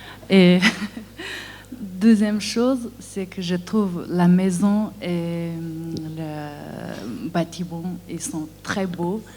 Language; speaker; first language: French; non-native, learner; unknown